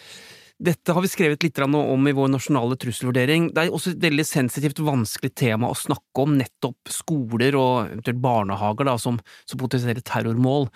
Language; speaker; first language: Norwegian; native; Norwegian